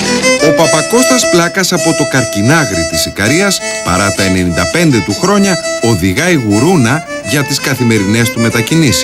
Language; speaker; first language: Greek; native; Greek